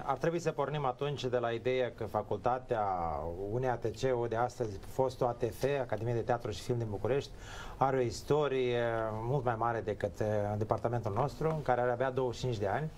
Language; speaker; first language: Romanian; native; Romanian